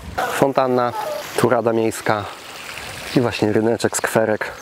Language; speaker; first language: Polish; native; Polish